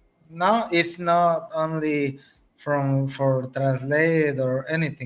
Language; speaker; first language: English; non-native, learner; Spanish